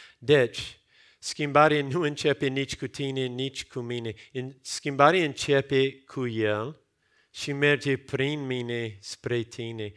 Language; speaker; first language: Romanian; non-native, fluent; English